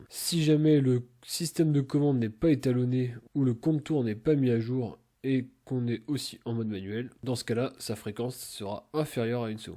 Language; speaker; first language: French; native; French